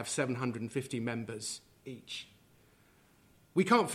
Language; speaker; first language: English; native; English